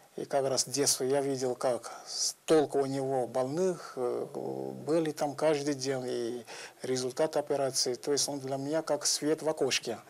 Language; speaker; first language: Russian; non-native, fluent; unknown